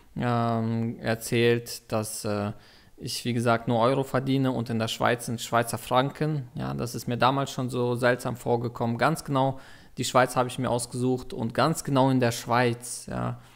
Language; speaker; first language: German; non-native, fluent; Russian